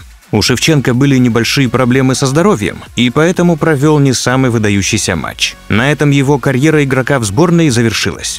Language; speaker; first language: Russian; native; Russian